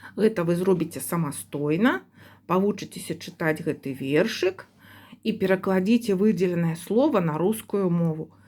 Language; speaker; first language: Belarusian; non-native, local second language; Russian